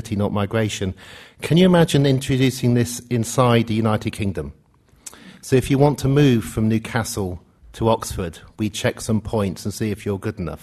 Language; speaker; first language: English; native; English